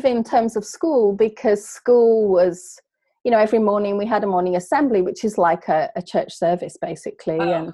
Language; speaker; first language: English; native; English